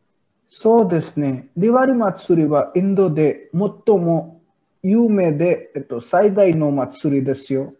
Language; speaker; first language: Japanese; non-native, learner; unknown